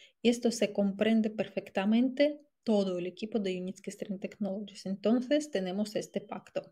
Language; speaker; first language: Spanish; non-native, fluent; Russian